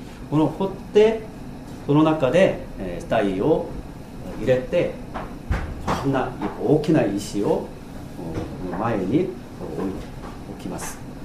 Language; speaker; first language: Japanese; non-native, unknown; Korean